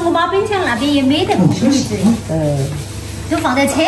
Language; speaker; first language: Chinese; native; Chinese